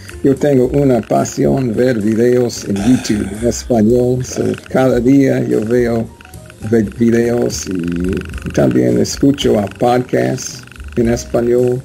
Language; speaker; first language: Spanish; non-native, learner; English